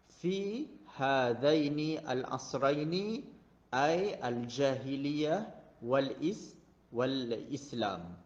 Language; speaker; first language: Arabic; non-native, fluent; Malay